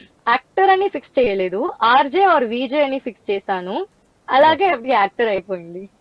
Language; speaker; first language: Telugu; non-native, learner; Tamil